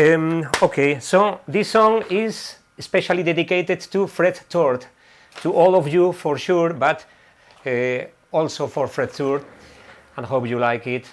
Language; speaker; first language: English; non-native, fluent; Spanish